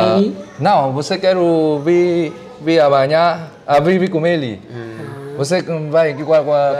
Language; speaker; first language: Portuguese; non-native, learner; Vietnamese